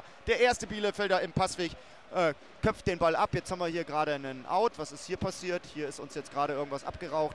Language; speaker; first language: German; native; German